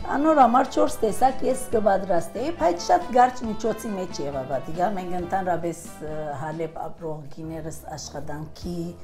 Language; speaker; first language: Armenian; early bilingual, heritage; Armenian